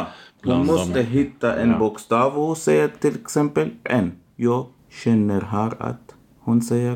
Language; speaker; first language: Swedish; non-native, learner; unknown